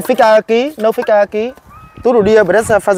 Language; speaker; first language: Portuguese; non-native, learner; Vietnamese